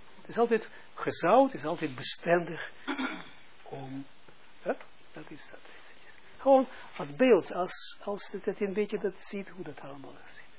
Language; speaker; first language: Dutch; non-native, fluent; Russian